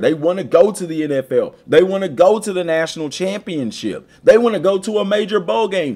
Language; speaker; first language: English; native; English